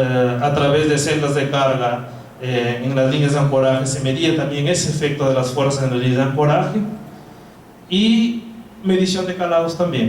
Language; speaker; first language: Spanish; non-native, fluent; Portuguese